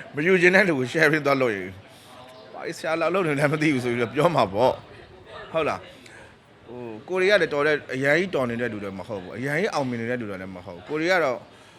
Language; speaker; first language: Burmese; non-native, local second language; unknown